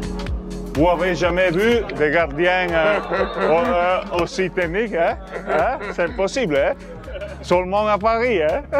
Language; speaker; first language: French; non-native, learner; Italian